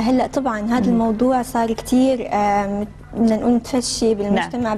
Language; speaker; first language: Arabic; native; Arabic